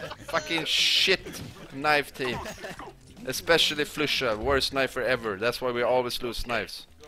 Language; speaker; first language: English; non-native, fluent; Swedish